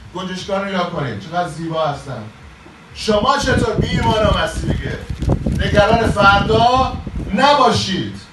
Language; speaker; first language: Persian; native; Persian